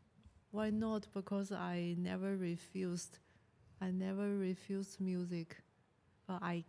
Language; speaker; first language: English; non-native, learner; Chinese